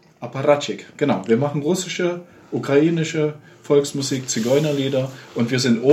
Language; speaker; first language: German; native; German